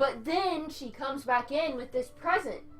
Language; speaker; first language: English; native; English